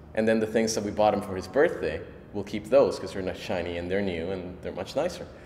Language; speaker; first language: English; early bilingual, other home language; Spanish